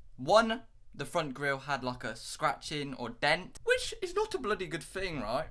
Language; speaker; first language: English; native; English